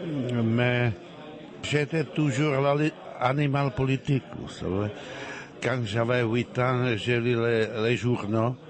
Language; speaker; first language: French; non-native, fluent; Czech